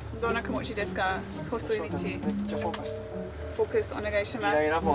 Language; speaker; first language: Japanese; non-native, learner; English